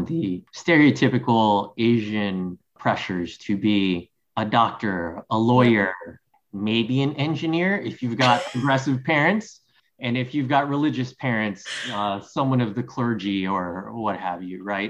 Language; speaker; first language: English; native; English